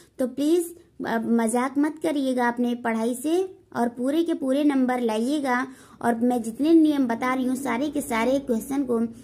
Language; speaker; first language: Hindi; native; Hindi